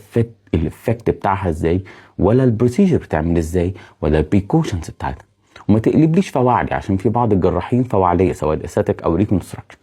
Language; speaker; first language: Arabic; native; Arabic